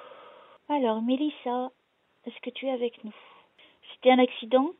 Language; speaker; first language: French; native; French